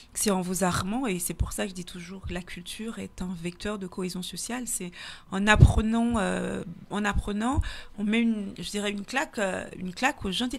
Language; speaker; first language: French; native; French